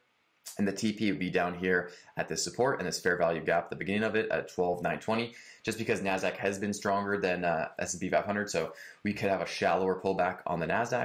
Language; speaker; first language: English; native; English